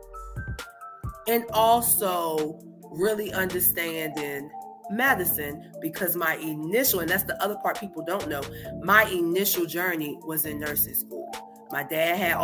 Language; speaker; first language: English; native; English